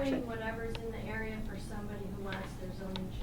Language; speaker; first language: English; native; English